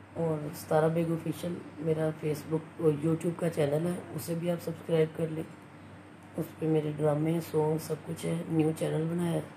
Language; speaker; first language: Urdu; non-native, local second language; Punjabi